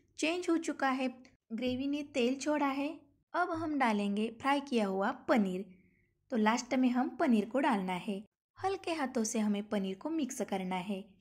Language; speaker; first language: Hindi; non-native, local second language; Marathi